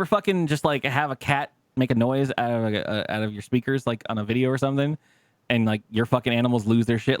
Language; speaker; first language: English; native; English